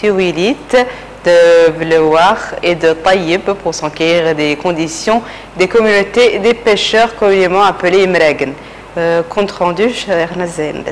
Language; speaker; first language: French; non-native, local second language; Arabic